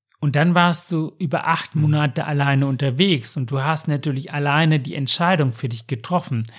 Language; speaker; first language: German; non-native, fluent; Tamil